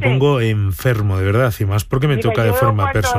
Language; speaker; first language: Spanish; native; Spanish